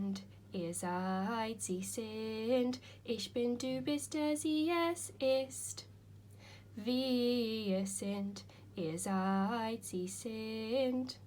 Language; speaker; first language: German; non-native, fluent; English